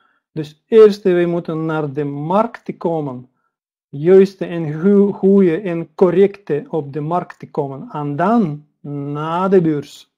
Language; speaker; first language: Dutch; non-native, learner; Russian